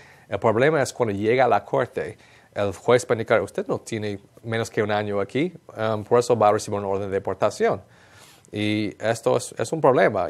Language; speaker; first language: Spanish; non-native, fluent; English